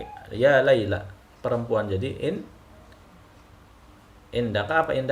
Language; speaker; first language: Indonesian; native; Indonesian